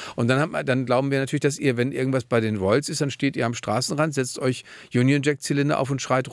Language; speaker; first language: German; native; German